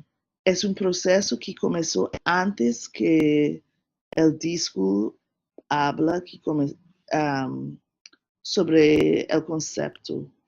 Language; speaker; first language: Spanish; non-native, learner; English